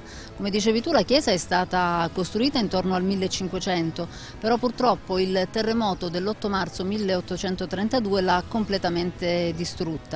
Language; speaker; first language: Italian; native; Italian